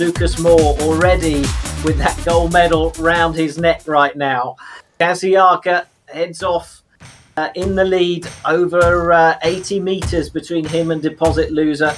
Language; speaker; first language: English; native; English